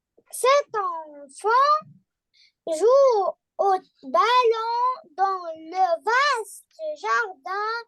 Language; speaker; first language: French; non-native, learner; Arabic